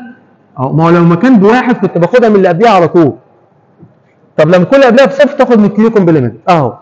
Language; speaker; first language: Arabic; native; Arabic